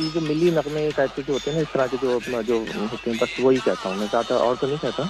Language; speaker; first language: Urdu; native; Urdu